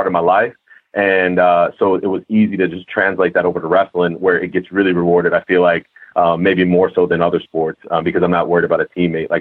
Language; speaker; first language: English; native; English